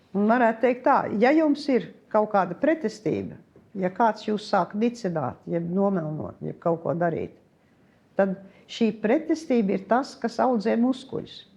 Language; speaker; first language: Latvian; early bilingual, heritage; Latvian